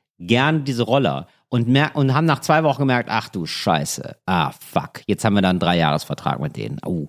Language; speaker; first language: German; native; German